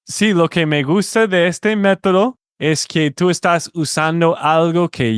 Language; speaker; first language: Spanish; non-native, fluent; English